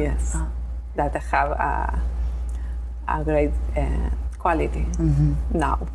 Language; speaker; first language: English; non-native, learner; Spanish